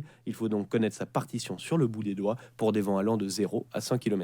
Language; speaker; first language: French; native; French